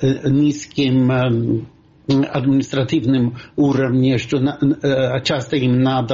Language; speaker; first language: Russian; non-native, fluent; Swedish